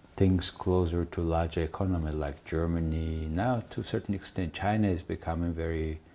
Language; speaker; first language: English; non-native, fluent; Mongolian